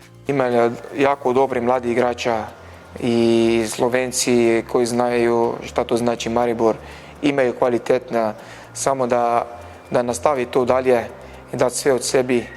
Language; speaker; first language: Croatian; non-native, learner; Arabic